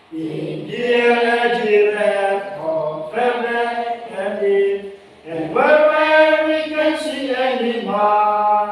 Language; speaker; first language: English; non-native, learner; Indonesian